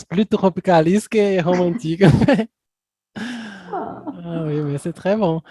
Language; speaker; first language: French; non-native, fluent; Portuguese